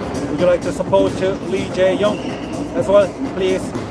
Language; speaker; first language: English; non-native, learner; Korean